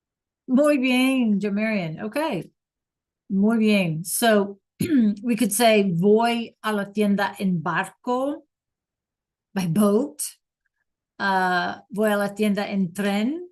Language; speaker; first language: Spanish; non-native, fluent; English